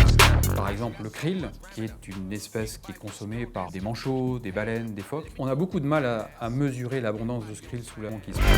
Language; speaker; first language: French; native; French